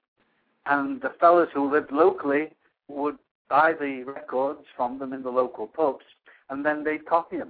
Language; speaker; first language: English; native; English